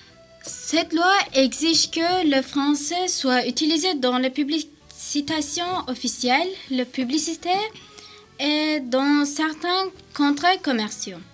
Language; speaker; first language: French; non-native, learner; Turkish